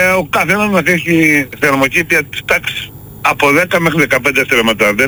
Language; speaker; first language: Greek; native; Greek